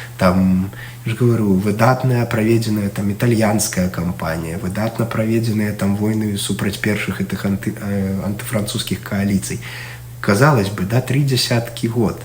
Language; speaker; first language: Belarusian; non-native, local second language; Russian